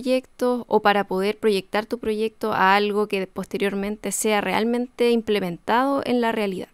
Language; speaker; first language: Spanish; native; Spanish